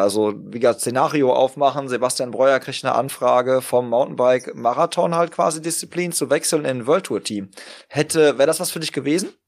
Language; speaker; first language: German; native; German